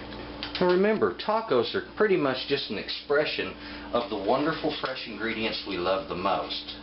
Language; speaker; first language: English; native; English